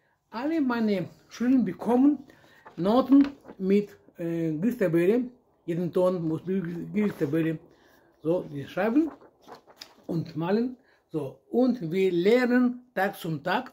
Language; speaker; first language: German; non-native, learner; Russian